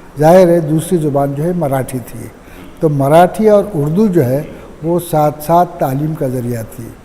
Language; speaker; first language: Urdu; non-native, local second language; Konkani